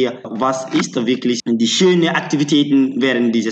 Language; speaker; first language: German; non-native, learner; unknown